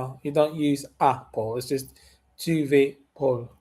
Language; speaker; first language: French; non-native, learner; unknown